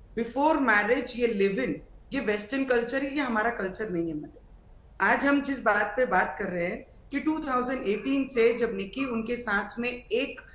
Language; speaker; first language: Hindi; non-native, local second language; Marathi